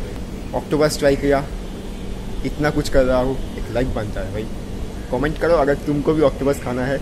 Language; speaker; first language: Hindi; non-native, local second language; Bangla